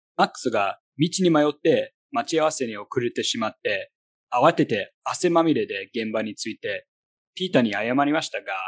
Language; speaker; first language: Japanese; non-native, fluent; English